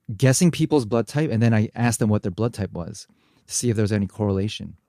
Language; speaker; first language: English; early bilingual, other home language; Korean